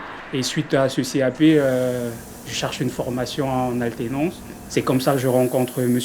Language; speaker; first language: French; non-native, fluent; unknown